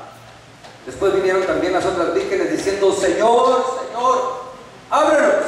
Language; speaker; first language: Spanish; native; Spanish